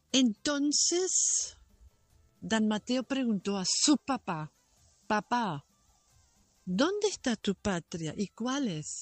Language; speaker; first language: Spanish; non-native, local second language; German